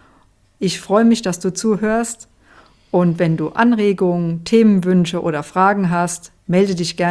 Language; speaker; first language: German; native; German